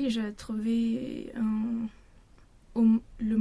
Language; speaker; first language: French; non-native, learner; Swedish